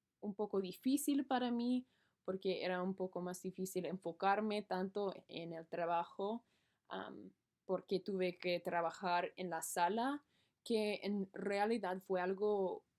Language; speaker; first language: Spanish; non-native, learner; English